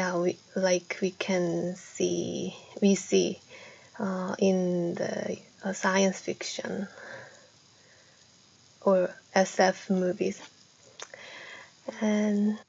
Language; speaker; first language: English; non-native, fluent; Korean